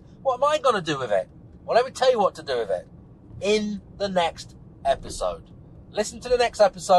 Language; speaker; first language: English; native; English